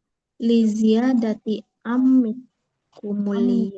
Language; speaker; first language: Arabic; non-native, learner; Indonesian